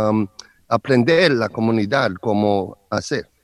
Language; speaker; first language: Spanish; non-native, learner; English